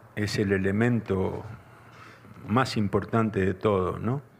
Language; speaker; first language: Spanish; native; Spanish